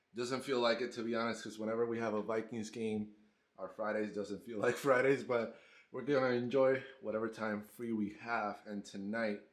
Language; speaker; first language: English; non-native, fluent; Spanish